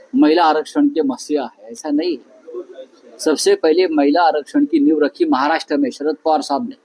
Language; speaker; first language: Hindi; non-native, local second language; Marathi